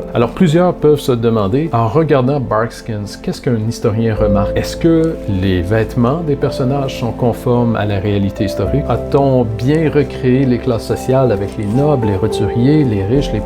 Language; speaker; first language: French; native; French